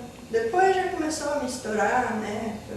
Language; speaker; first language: Portuguese; non-native, local second language; Ukrainian